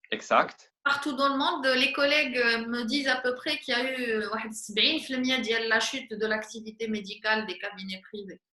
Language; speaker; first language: French; non-native, local second language; Arabic